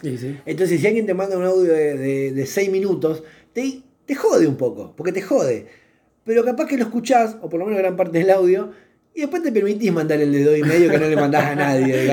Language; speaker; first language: Spanish; native; Spanish